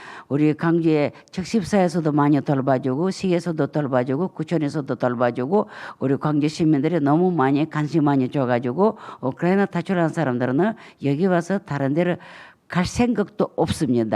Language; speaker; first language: Korean; non-native, fluent; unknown